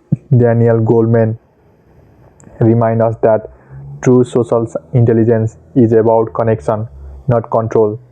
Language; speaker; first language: English; non-native, fluent; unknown